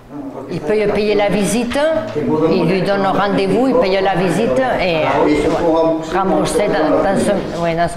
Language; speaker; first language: French; non-native, learner; Spanish